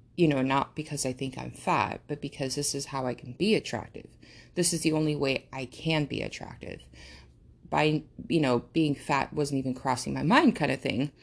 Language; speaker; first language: English; early bilingual, other home language; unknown